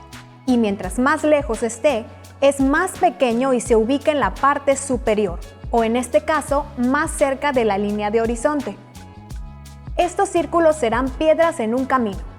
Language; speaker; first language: Spanish; native; Spanish